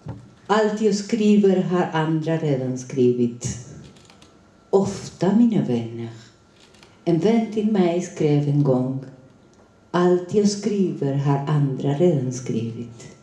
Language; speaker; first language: Swedish; non-native, fluent; Spanish